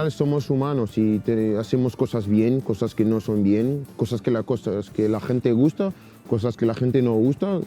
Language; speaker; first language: Spanish; non-native, fluent; French